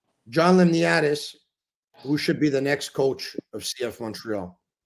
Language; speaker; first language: English; native; English